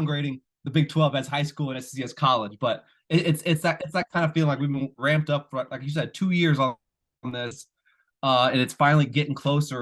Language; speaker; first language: English; native; English